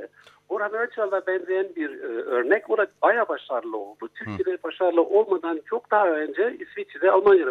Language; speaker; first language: Turkish; non-native, fluent; German